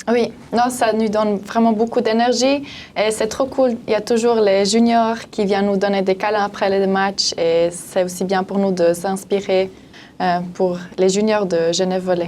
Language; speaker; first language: French; non-native, local second language; German